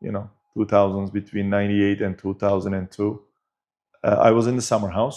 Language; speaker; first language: English; non-native, fluent; Turkish